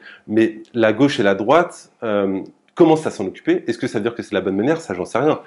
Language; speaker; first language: French; native; French